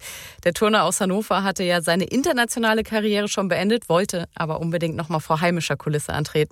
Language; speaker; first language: German; native; German